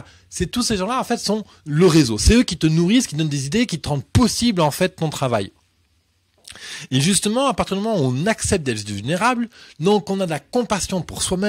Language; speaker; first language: French; native; French